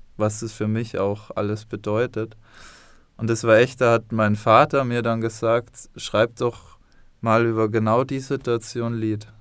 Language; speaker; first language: German; native; German